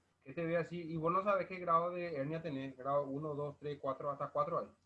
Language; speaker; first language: Spanish; native; Spanish